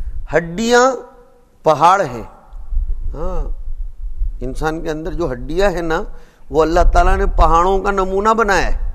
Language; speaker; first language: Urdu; non-native, local second language; Gujarati